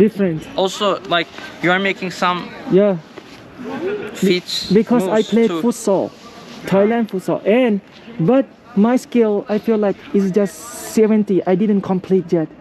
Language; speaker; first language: English; non-native, learner; Thai